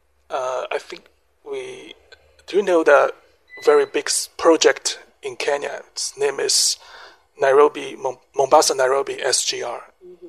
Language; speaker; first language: English; non-native, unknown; Chinese